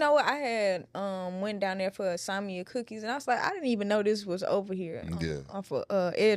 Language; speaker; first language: English; native; English